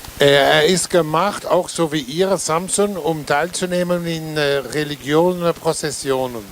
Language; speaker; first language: German; non-native, fluent; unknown